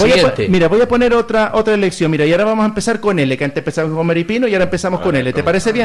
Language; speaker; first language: Spanish; native; Spanish